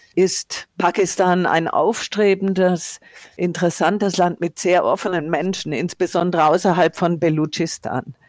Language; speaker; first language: German; native; German